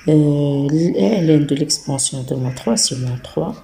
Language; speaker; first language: French; non-native, local second language; Arabic